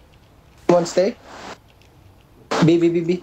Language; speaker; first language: English; non-native, learner; Indonesian